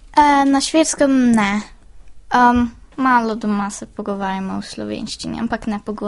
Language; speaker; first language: Slovenian; early bilingual, heritage; Swedish